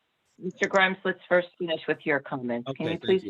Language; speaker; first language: English; native; English